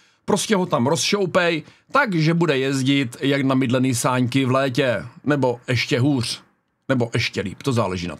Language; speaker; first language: Czech; native; Czech